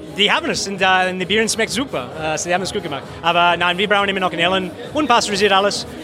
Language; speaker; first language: German; non-native, fluent; English